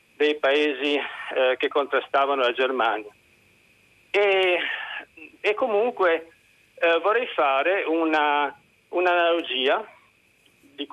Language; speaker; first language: Italian; native; Italian